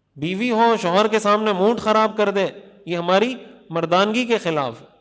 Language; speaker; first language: Urdu; non-native, local second language; Pashto